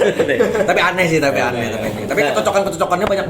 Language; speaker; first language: Indonesian; native; Indonesian